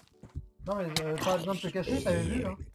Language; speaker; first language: French; native; French